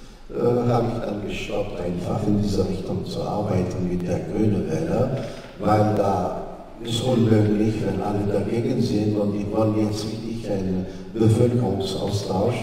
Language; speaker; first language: German; non-native, fluent; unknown